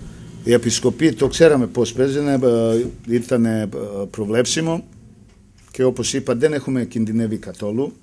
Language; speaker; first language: Greek; non-native, fluent; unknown